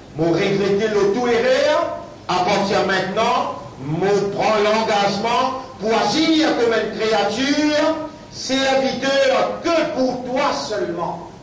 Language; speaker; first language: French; non-native, local second language; Morisyen